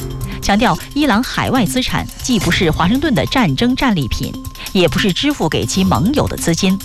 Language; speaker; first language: Chinese; native; Chinese